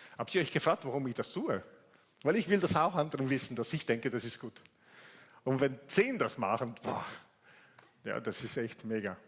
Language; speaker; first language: German; non-native, fluent; Italian